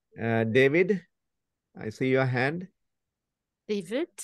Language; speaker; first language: English; non-native, learner; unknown